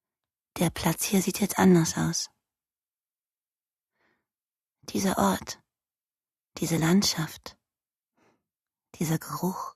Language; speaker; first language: German; native; German